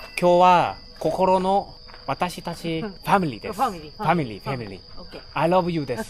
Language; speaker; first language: Japanese; non-native, learner; Thai